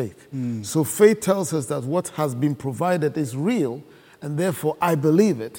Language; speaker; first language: English; non-native, local second language; Akan